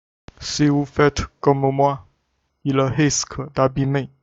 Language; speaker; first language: French; non-native, learner; Chinese